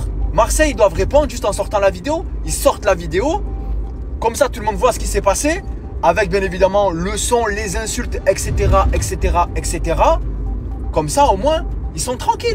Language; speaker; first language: French; native; French